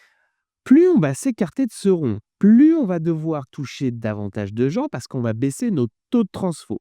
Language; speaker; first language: French; native; French